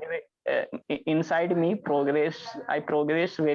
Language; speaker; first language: English; non-native, learner; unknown